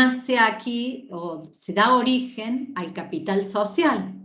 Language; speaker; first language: Spanish; native; Spanish